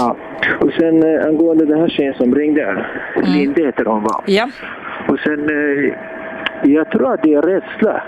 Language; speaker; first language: Swedish; non-native, fluent; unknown